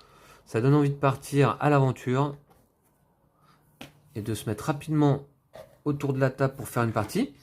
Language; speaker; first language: French; native; French